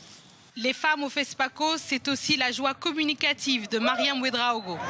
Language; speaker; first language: French; native; French